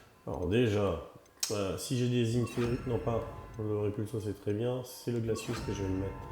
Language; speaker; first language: French; native; French